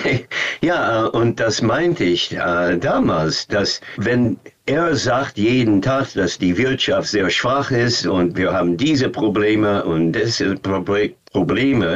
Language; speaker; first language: German; non-native, fluent; English